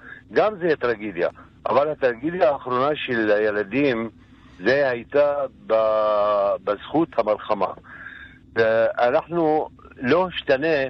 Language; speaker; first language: Hebrew; non-native, local second language; Arabic